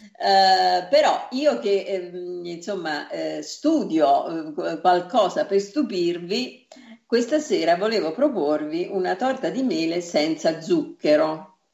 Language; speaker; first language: Italian; native; Italian